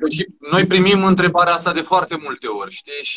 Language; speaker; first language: Romanian; native; Romanian